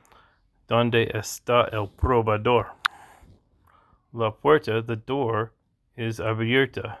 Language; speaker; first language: Spanish; non-native, learner; English